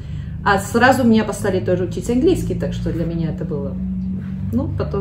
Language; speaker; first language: Russian; early bilingual, heritage; Russian